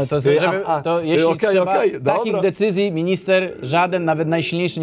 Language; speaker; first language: Polish; native; Polish